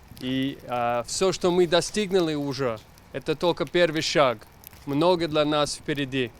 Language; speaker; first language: Russian; non-native, learner; English